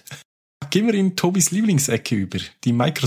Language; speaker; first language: German; native; German